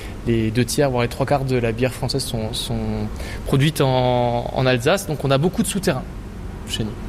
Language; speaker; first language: French; native; French